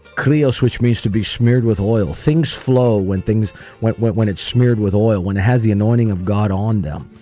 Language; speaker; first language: English; early bilingual, other home language; Spanish